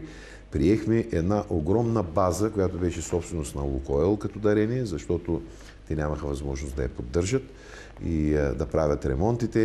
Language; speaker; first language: Bulgarian; native; Bulgarian